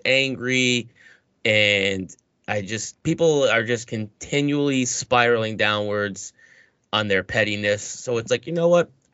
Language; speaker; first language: English; native; English